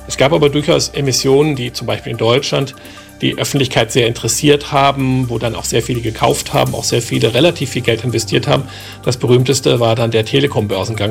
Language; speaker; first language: German; native; German